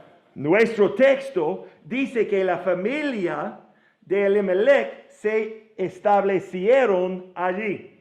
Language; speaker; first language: Spanish; non-native, learner; English